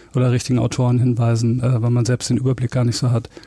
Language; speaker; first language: German; native; German